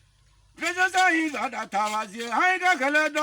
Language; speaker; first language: Igbo; native; Igbo